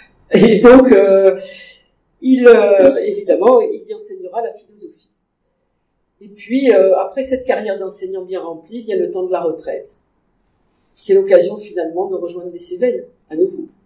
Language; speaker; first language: French; native; French